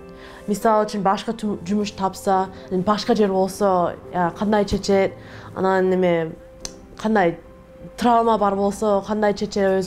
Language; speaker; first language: Kyrgyz; non-native, learner; Korean